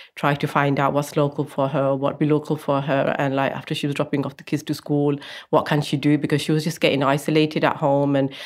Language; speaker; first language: English; native; English